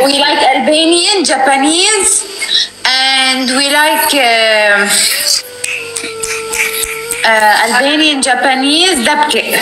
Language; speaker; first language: English; non-native, learner; Arabic